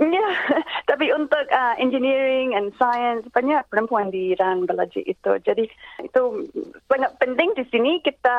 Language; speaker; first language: Indonesian; non-native, fluent; English